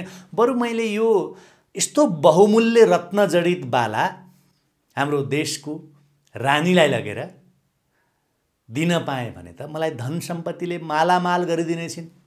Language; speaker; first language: Nepali; native; Nepali